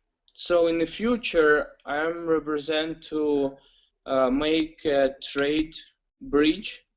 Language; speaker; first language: English; non-native, learner; Ukrainian